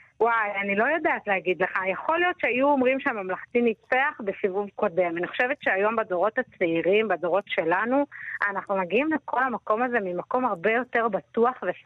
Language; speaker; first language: Hebrew; native; Hebrew